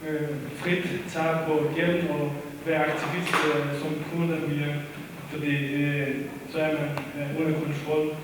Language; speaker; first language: Danish; non-native, learner; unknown